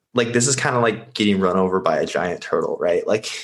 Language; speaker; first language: English; native; English